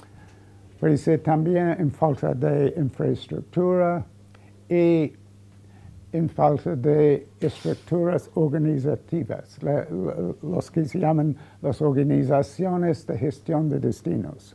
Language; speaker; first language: Spanish; non-native, fluent; English